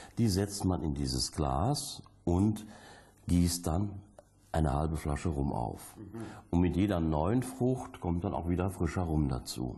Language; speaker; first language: German; early bilingual, heritage; German